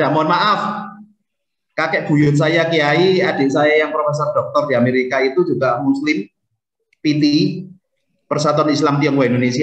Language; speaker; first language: Indonesian; native; Indonesian